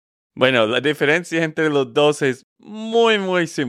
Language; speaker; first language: Spanish; non-native, fluent; English